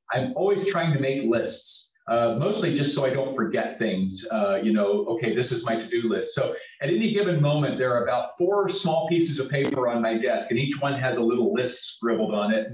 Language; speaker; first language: English; native; English